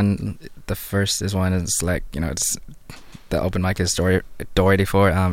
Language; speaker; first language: English; native; English